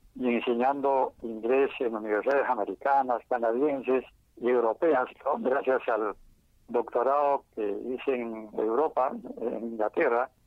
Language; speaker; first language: Spanish; non-native, local second language; Quechua